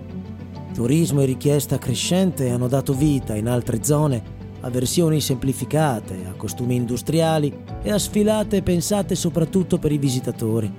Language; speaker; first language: Italian; native; Italian